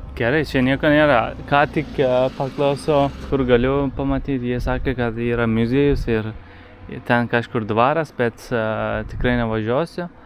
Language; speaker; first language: Lithuanian; non-native, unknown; Turkish